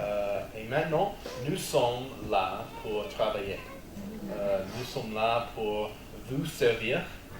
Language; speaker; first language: French; non-native, learner; English